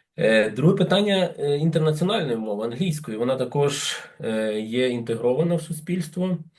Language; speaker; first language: Ukrainian; native; Ukrainian